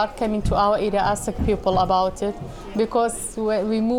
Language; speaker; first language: English; non-native, learner; Arabic